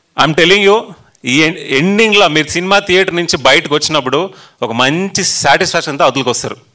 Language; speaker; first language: Telugu; native; Telugu